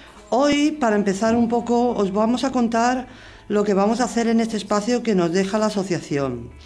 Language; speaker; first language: Spanish; native; Spanish